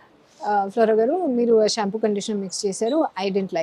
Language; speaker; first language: Telugu; native; Telugu